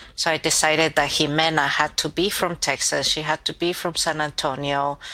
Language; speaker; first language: English; early bilingual, other home language; Spanish